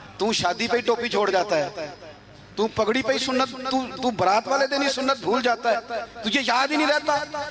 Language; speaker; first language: Urdu; non-native, local second language; Punjabi